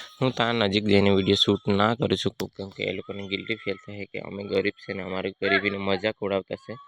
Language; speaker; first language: Gujarati; non-native, local second language; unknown